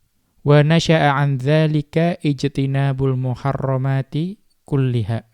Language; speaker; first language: Arabic; non-native, fluent; Indonesian